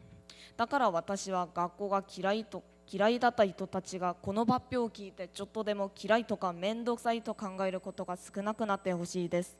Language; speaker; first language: Japanese; non-native, learner; Korean